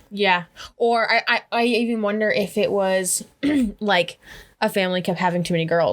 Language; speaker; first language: English; native; English